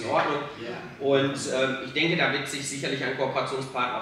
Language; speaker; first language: German; native; German